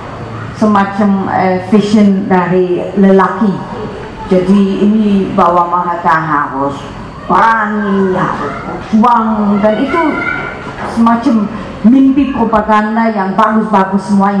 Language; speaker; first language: Indonesian; non-native, fluent; Dutch